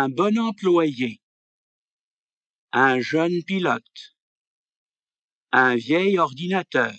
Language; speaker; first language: French; native; French